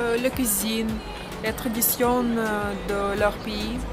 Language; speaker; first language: French; non-native, learner; Russian